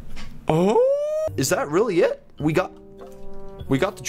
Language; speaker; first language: English; native; English